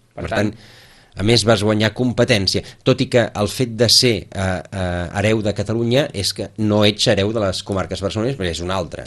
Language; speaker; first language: Catalan; native; Catalan